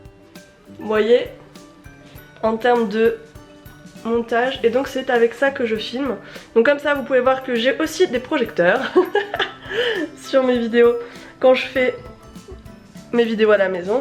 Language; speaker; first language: French; native; French